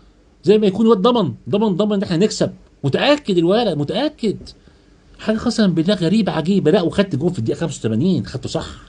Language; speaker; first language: Arabic; native; Arabic